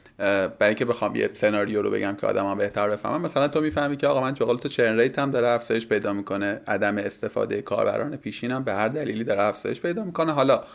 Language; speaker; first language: Persian; native; Persian